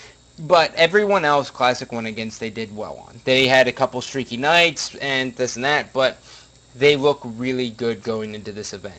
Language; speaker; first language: English; native; English